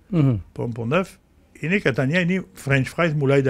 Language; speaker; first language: Indonesian; non-native, fluent; French